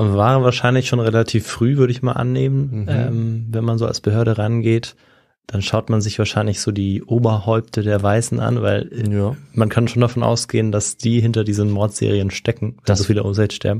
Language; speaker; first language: German; native; German